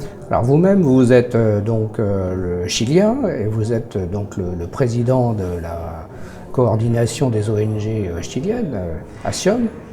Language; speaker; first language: French; native; French